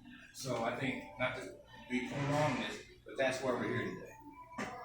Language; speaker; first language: English; native; English